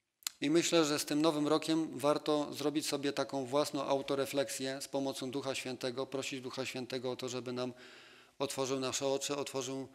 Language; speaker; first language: Polish; native; Polish